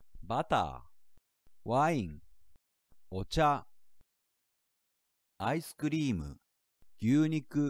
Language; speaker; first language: Japanese; non-native, learner; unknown